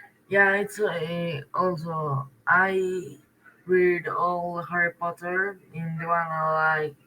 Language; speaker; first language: English; non-native, learner; Spanish